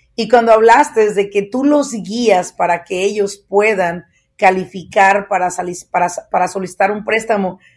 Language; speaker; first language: Spanish; native; Spanish